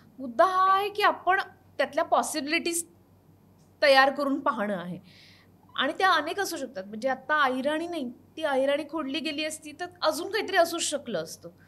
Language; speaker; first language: Marathi; native; Marathi